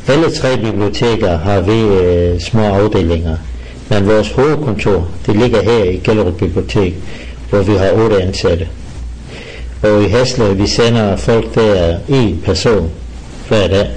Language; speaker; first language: Danish; non-native, fluent; Persian